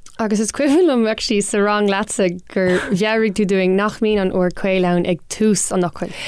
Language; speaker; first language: Irish; non-native, local second language; English